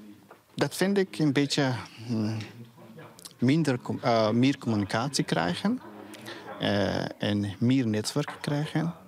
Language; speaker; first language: Dutch; non-native, learner; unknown